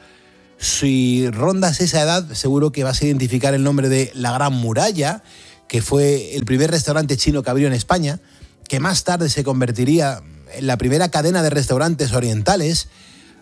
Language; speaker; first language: Spanish; native; Spanish